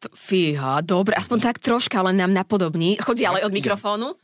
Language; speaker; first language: Slovak; native; Slovak